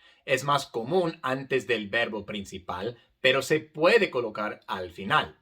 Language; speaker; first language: Spanish; non-native, fluent; English